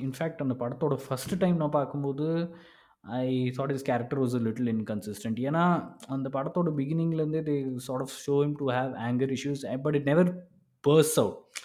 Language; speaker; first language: English; non-native, local second language; Tamil